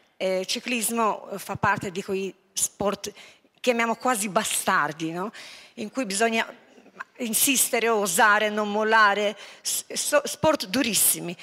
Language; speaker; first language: Italian; non-native, fluent; Lithuanian